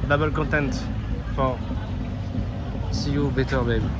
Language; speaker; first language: English; non-native, learner; French